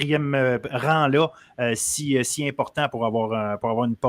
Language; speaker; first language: French; native; French